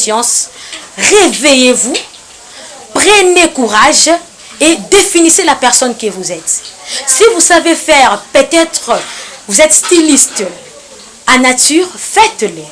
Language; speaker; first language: French; non-native, local second language; Lingala